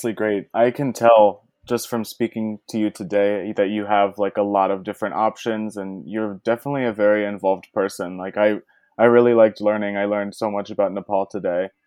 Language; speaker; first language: English; native; English